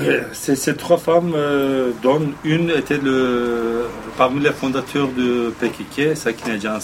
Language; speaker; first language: French; non-native, fluent; Kurdish